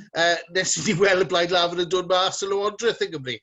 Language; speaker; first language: Welsh; native; Welsh